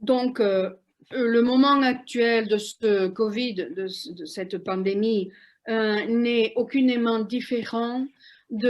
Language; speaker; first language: French; non-native, fluent; Spanish